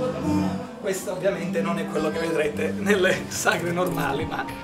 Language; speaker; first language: Italian; native; Italian